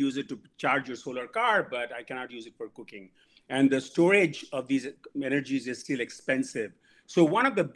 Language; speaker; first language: English; non-native, local second language; Bangla